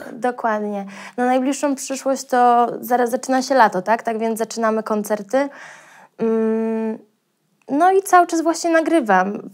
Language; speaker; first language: Polish; native; Polish